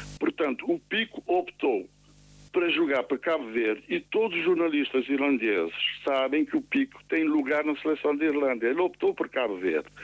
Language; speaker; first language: Portuguese; non-native, local second language; Kabuverdianu